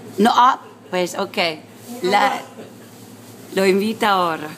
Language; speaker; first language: Spanish; non-native, learner; English